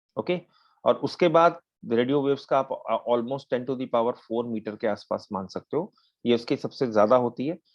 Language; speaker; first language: Hindi; native; Hindi